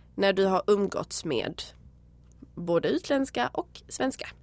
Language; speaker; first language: Swedish; early bilingual, other home language; Serbian